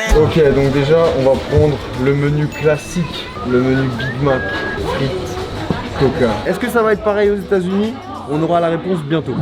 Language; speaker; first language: French; native; French